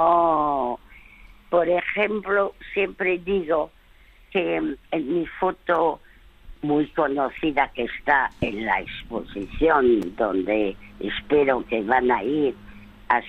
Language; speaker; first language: Spanish; non-native, fluent; French